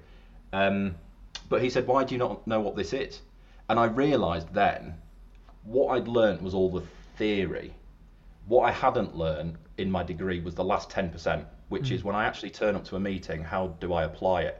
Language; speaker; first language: English; native; English